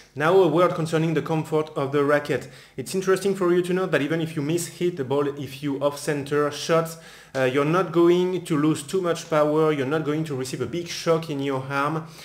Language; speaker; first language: English; non-native, fluent; French